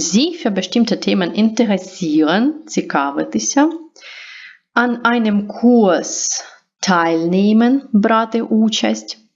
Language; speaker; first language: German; non-native, fluent; Ukrainian